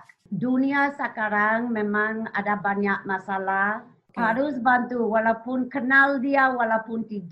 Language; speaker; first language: Indonesian; non-native, learner; English